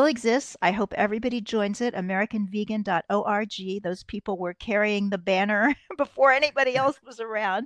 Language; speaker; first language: English; native; English